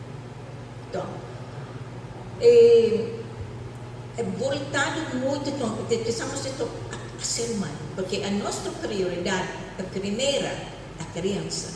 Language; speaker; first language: Portuguese; non-native, fluent; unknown